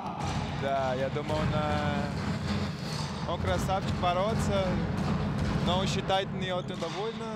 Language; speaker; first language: Russian; non-native, learner; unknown